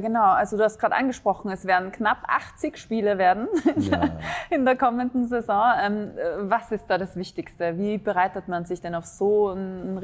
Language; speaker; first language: German; native; German